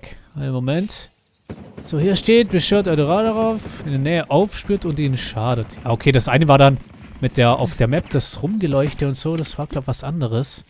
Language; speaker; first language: German; native; German